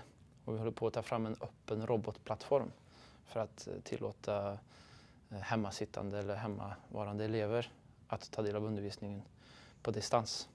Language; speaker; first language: Swedish; native; Swedish